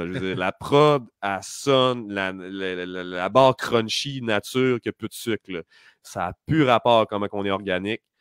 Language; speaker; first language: French; native; French